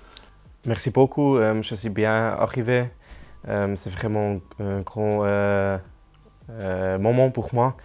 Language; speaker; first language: French; non-native, local second language; German